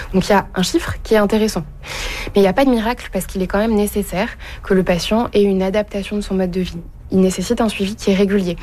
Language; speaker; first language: French; native; French